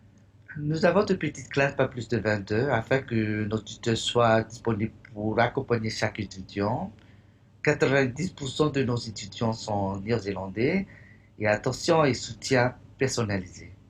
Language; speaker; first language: French; non-native, fluent; English